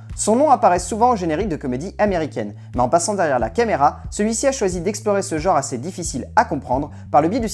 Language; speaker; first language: French; native; French